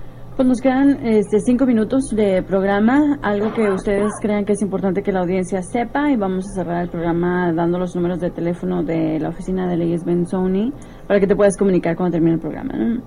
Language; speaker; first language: Spanish; native; Spanish